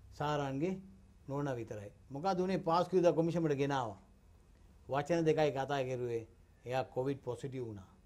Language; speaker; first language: Sinhala; non-native, local second language; Tamil